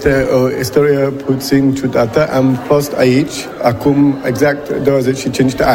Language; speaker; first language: Romanian; non-native, learner; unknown